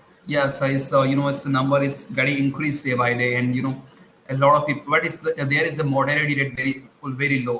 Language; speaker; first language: English; non-native, learner; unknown